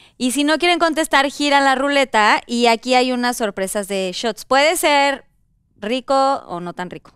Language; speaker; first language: Spanish; native; Spanish